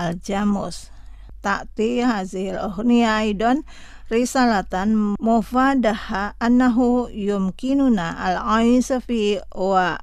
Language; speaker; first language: Arabic; non-native, fluent; Indonesian